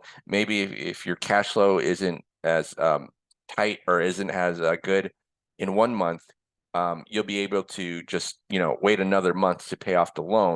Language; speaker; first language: English; early bilingual, other home language; Korean